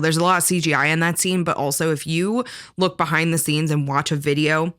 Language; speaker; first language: English; native; English